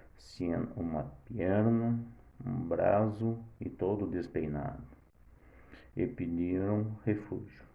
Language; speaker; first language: Spanish; non-native, learner; Portuguese